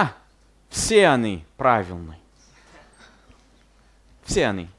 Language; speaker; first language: Russian; non-native, fluent; English